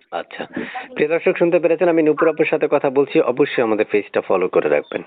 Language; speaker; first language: Bangla; native; Bangla